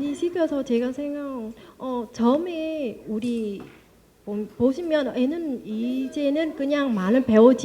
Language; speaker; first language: Korean; non-native, learner; Vietnamese